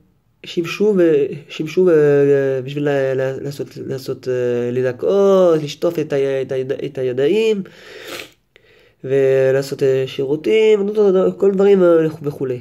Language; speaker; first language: Hebrew; non-native, fluent; French